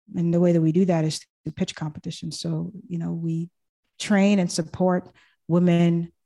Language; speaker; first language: English; native; English